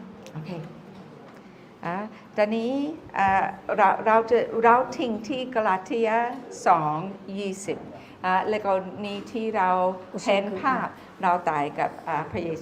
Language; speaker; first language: Thai; non-native, fluent; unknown